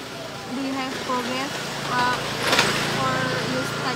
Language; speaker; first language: English; non-native, learner; Indonesian